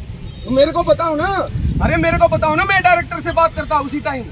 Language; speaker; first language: Hindi; native; Hindi